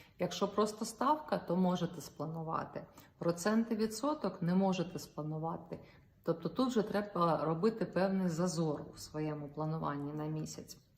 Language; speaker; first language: Ukrainian; non-native, local second language; Russian